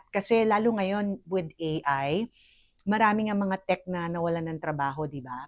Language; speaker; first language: Filipino; native; Filipino